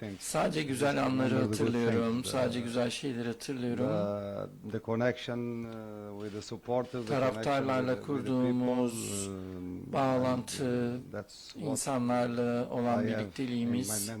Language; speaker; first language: Turkish; non-native, learner; Portuguese